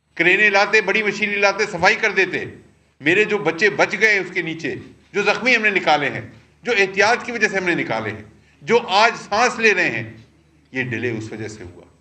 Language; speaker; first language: Urdu; non-native, local second language; Pashto